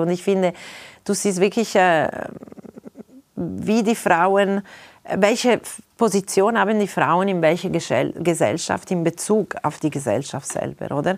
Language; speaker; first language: German; non-native, local second language; Italian